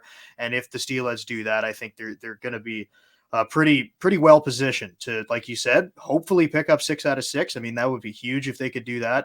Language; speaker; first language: English; native; English